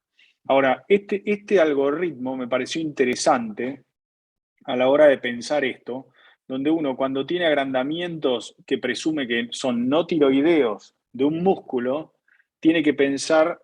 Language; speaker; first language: Spanish; native; Spanish